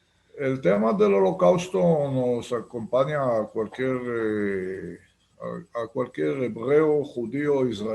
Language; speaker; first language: Spanish; non-native, fluent; Hebrew